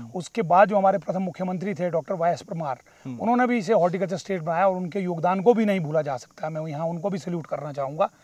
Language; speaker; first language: Hindi; native; Hindi